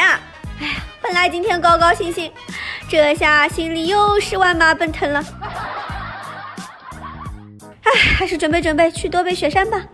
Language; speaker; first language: Chinese; native; Chinese